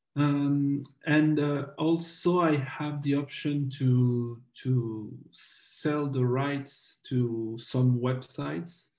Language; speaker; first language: English; non-native, fluent; French